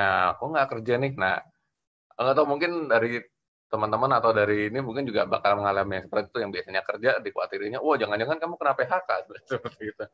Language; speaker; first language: Indonesian; native; Indonesian